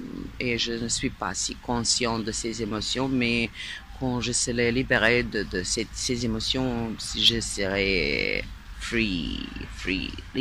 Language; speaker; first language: French; non-native, fluent; Serbian